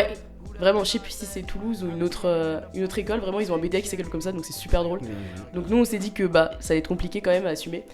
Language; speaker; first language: French; native; French